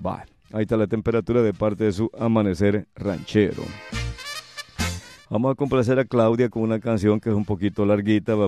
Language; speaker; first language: Spanish; native; Spanish